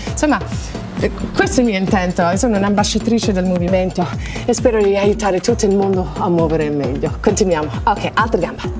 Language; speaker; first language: Italian; non-native, fluent; English